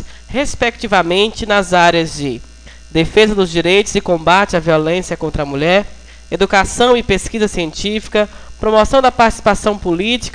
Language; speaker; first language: Portuguese; native; Portuguese